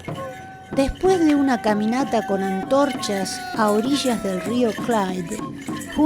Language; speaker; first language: Spanish; native; Spanish